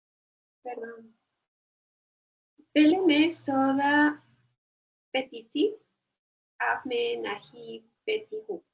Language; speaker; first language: Hindi; non-native, learner; Spanish